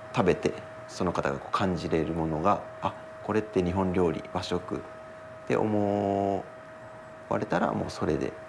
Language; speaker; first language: Japanese; native; Japanese